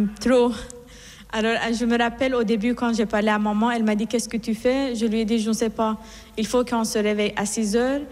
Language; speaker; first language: French; non-native, fluent; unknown